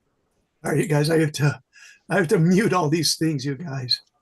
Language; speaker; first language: English; native; English